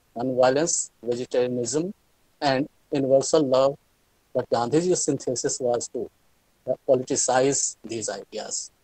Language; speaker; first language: English; non-native, local second language; Hindi